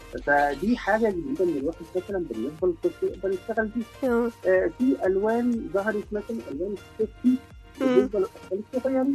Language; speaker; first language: Arabic; native; Arabic